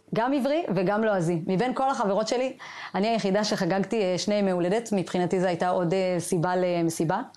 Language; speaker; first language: Hebrew; native; Hebrew